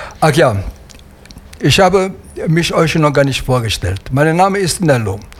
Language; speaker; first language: German; non-native, fluent; Italian